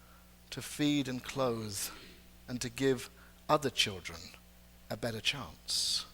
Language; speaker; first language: English; native; English